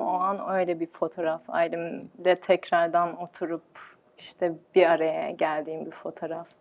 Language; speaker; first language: Turkish; early bilingual, heritage; Turkish